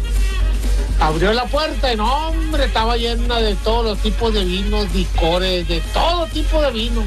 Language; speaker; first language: Spanish; native; Spanish